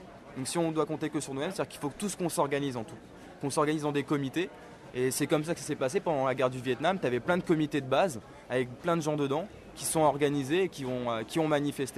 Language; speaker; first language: French; native; French